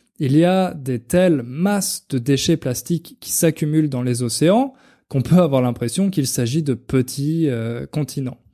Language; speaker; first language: French; native; French